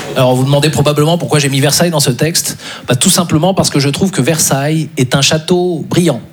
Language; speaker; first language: French; native; French